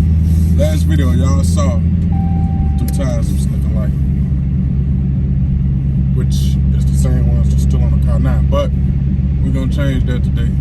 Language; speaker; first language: English; native; English